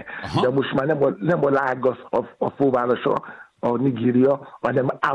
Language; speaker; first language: Hungarian; non-native, learner; Yoruba